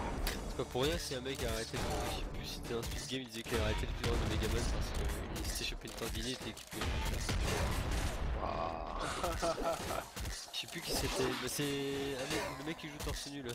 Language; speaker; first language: French; native; French